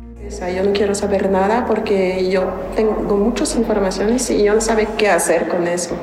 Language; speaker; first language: Spanish; non-native, learner; French